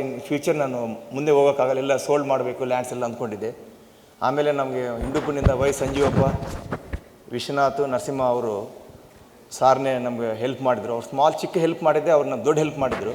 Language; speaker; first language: Kannada; non-native, local second language; Telugu